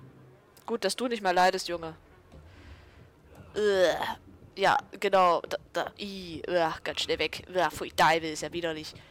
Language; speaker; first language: German; native; German